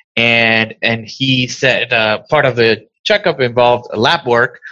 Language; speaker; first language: English; non-native, fluent; Spanish